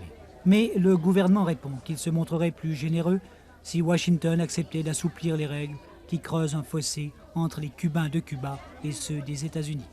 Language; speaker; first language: French; native; French